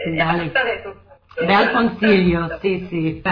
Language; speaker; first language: Italian; non-native, fluent; English